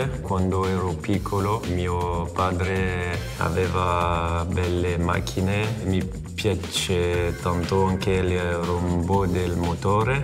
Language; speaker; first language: Italian; non-native, fluent; French